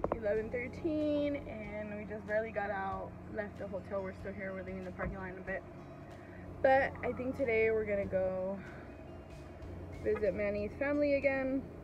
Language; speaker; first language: English; early bilingual, other home language; Spanish